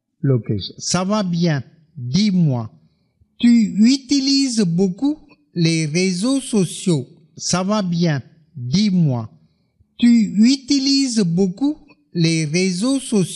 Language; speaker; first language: French; non-native, fluent; Tamil